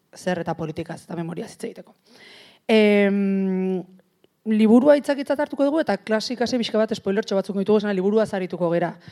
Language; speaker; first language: Basque; native; Basque